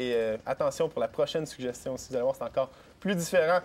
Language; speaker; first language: French; native; French